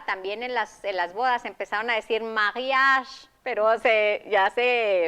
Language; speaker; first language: Spanish; native; Spanish